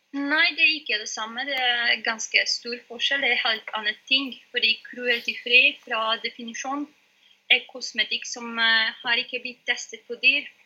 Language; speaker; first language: Norwegian; non-native, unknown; Polish